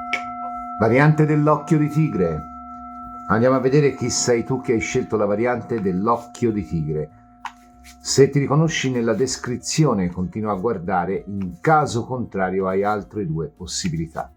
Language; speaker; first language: Italian; native; Italian